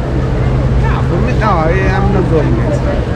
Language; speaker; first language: English; non-native, learner; Italian